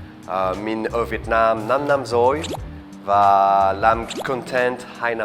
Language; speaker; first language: Vietnamese; non-native, learner; French